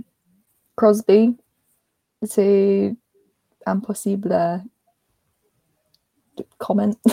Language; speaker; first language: French; non-native, learner; English